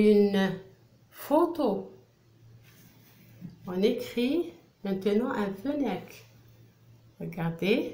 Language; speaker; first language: French; non-native, local second language; Arabic